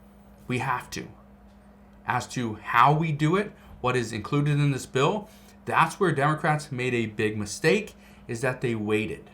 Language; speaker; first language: English; native; English